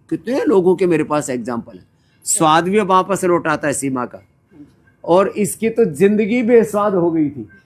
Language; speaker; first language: Hindi; native; Hindi